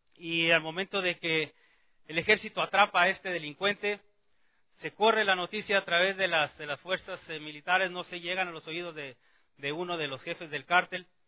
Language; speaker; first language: Spanish; native; Spanish